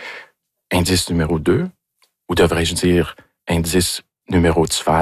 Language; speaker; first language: French; native; French